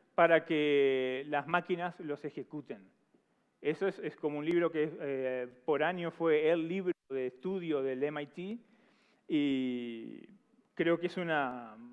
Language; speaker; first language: Spanish; native; Spanish